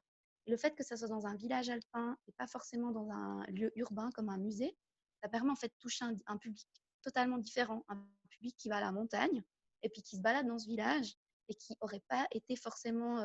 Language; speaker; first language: French; native; French